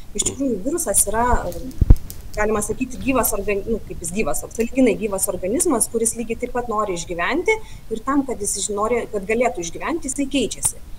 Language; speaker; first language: Lithuanian; native; Lithuanian